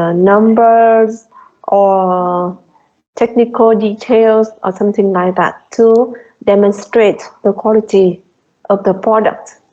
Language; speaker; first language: English; non-native, fluent; Vietnamese